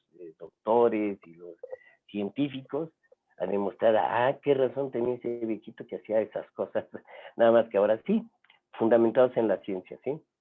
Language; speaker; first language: Spanish; native; Spanish